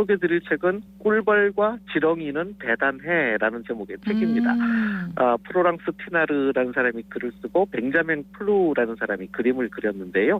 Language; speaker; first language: Korean; native; Korean